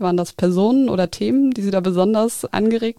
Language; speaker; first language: German; native; German